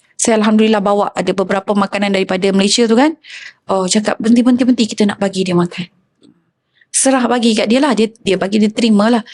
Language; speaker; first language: Malay; native; Malay